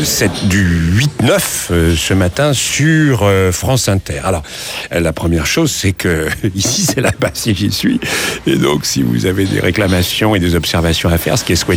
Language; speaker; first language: French; native; French